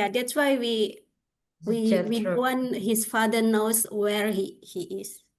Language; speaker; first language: English; non-native, learner; Indonesian